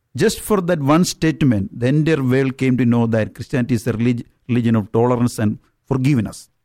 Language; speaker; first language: English; non-native, local second language; Malayalam